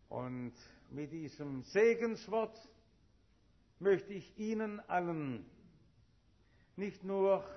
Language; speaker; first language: German; native; German